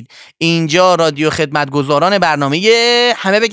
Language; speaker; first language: Persian; native; Persian